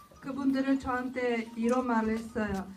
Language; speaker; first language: Korean; non-native, learner; Russian